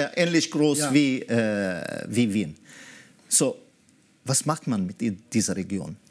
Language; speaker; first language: German; early bilingual, other home language; Arabic